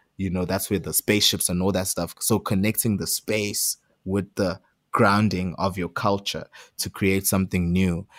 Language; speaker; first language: English; non-native, local second language; Zulu